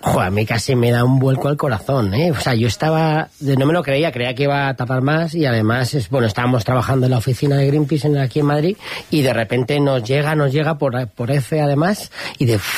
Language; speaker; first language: Spanish; native; Spanish